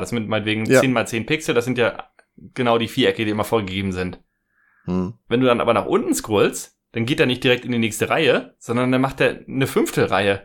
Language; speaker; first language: German; native; German